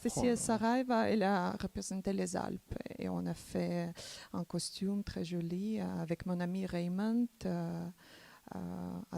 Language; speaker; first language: French; non-native, learner; Macedonian